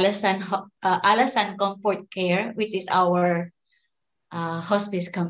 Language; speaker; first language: English; non-native, local second language; Filipino